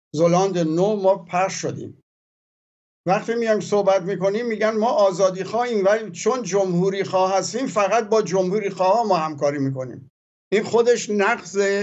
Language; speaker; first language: Persian; native; Persian